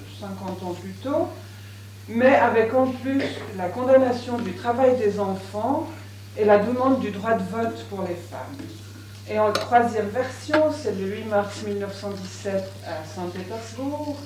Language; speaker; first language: French; native; French